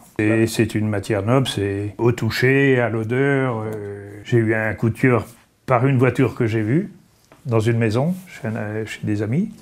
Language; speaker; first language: French; native; French